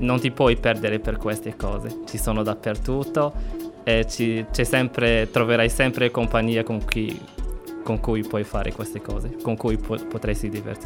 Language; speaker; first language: Italian; non-native, fluent; Arabic